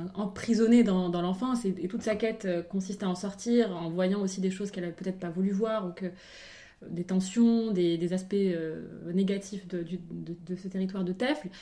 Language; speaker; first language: French; non-native, local second language; Arabic